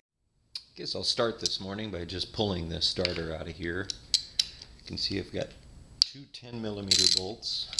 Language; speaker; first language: English; native; English